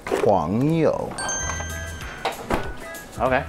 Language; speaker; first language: Chinese; non-native, learner; English